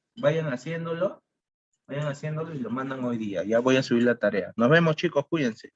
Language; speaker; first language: Spanish; native; Spanish